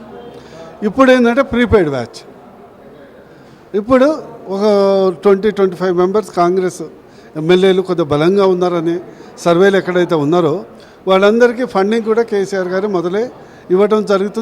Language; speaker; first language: Telugu; native; Telugu